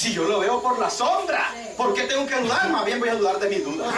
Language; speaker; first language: Spanish; native; Spanish